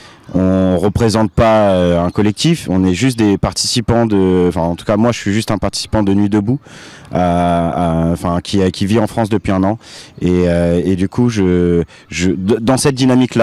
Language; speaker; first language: French; native; French